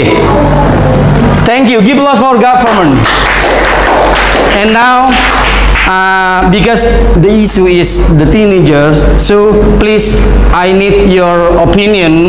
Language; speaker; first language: English; non-native, fluent; Indonesian